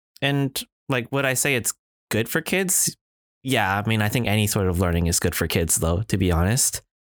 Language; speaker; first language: English; native; English